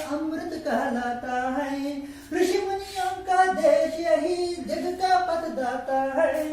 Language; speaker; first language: Hindi; non-native, local second language; Telugu